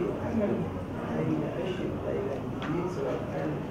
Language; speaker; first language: Arabic; non-native, learner; Thai